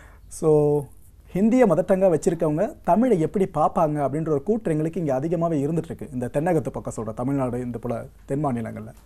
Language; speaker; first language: Tamil; native; Tamil